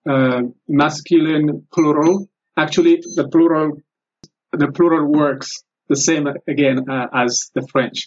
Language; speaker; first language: English; non-native, fluent; Amharic